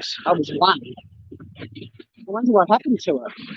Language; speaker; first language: English; native; English